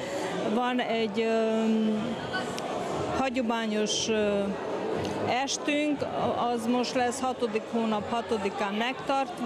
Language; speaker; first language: Hungarian; early bilingual, heritage; Hungarian